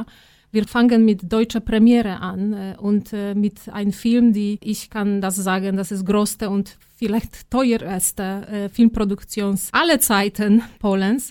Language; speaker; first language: German; non-native, fluent; Polish